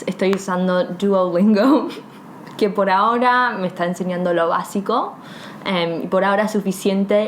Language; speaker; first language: Spanish; early bilingual, heritage; Spanish